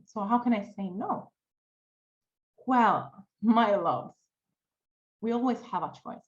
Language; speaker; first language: English; non-native, fluent; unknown